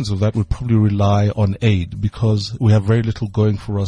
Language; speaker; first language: English; non-native, local second language; Swati